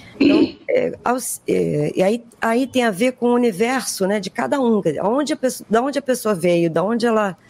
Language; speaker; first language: Portuguese; native; Portuguese